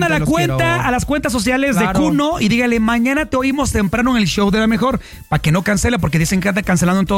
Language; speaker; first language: Spanish; native; Spanish